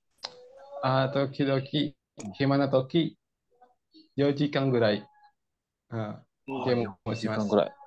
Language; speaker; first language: Japanese; non-native, learner; Indonesian